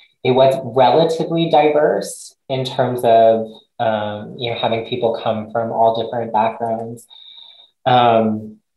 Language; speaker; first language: English; native; English